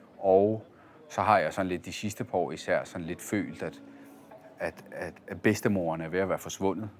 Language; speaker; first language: Danish; early bilingual, other home language; Italian